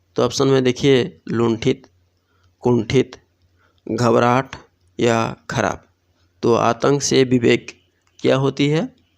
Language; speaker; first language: Hindi; non-native, local second language; Odia